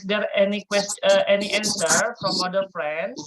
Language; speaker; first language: English; non-native, fluent; Indonesian